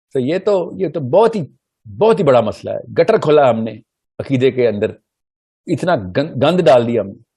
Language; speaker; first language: Urdu; early bilingual, heritage; Urdu